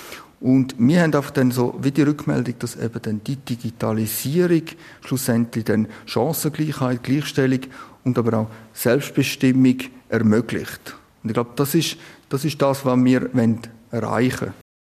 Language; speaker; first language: German; native; German